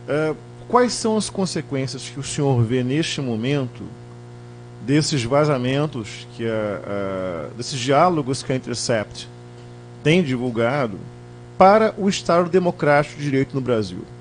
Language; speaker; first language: Portuguese; native; Portuguese